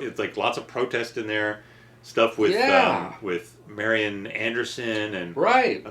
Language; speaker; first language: English; native; English